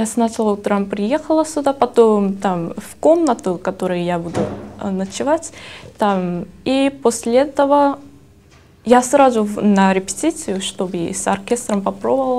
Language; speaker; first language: Russian; non-native, learner; Korean